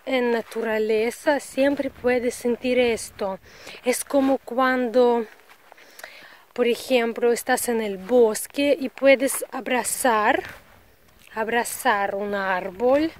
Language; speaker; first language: Spanish; non-native, learner; Russian